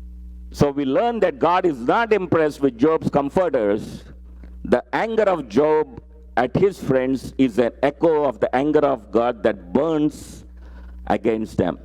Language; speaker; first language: English; non-native, local second language; Telugu